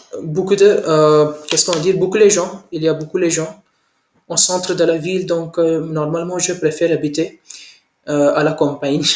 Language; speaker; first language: French; non-native, learner; Hindi